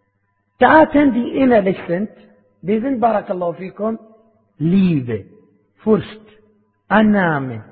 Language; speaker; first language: German; non-native, fluent; Arabic